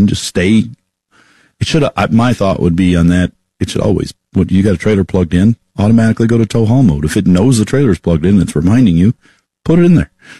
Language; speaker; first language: English; native; English